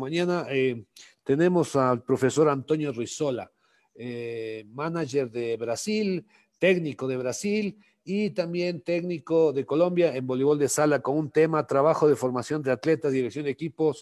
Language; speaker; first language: Spanish; native; Spanish